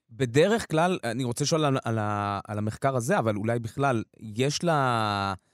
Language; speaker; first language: Hebrew; early bilingual, other home language; Russian